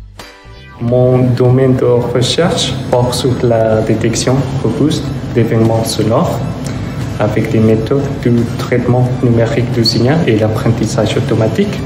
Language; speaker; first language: French; non-native, fluent; Spanish